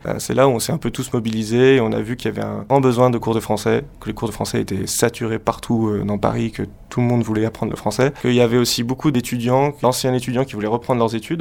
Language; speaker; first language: French; native; French